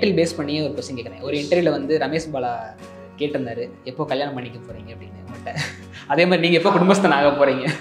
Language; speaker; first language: Tamil; native; Tamil